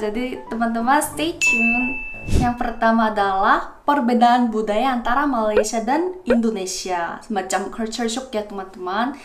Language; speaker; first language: Indonesian; non-native, fluent; Korean